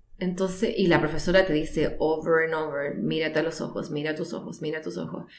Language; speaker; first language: Spanish; native; Spanish